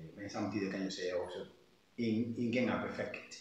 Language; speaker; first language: Swedish; non-native, fluent; Spanish